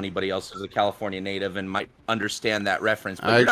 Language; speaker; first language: English; native; English